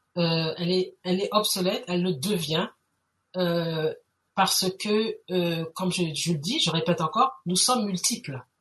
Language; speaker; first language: French; native; French